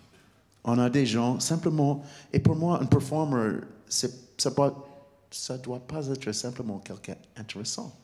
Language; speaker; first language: French; non-native, fluent; English